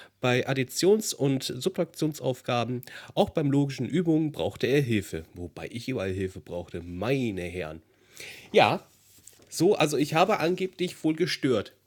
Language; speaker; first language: German; native; German